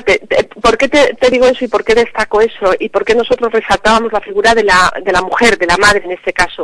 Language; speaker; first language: Spanish; native; Spanish